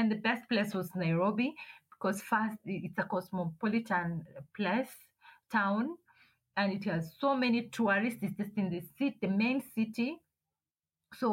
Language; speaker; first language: English; non-native, local second language; Masai